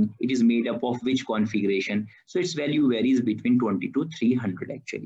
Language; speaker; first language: English; non-native, fluent; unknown